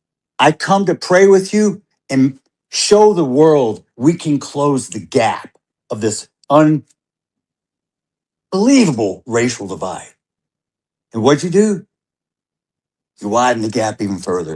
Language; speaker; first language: English; native; English